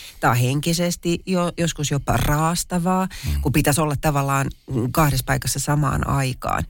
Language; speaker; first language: Finnish; native; Finnish